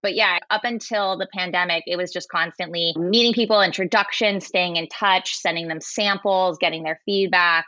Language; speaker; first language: English; native; English